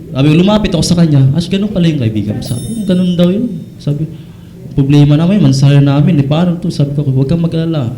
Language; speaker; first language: Filipino; non-native, local second language; Cebuano